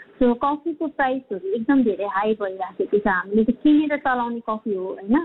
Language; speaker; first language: Nepali; non-native, local second language; Sherpa